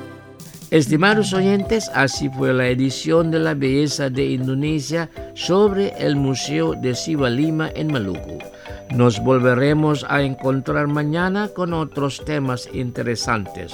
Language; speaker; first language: Spanish; non-native, fluent; Indonesian